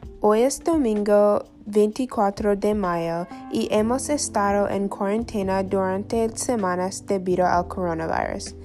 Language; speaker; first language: Spanish; non-native, learner; English